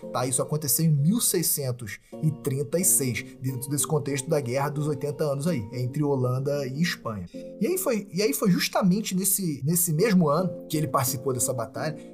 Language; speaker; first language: Portuguese; native; Portuguese